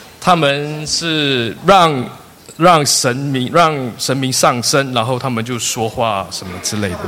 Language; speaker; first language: Chinese; non-native, local second language; Min Nan Chinese